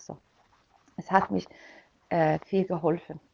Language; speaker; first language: German; non-native, fluent; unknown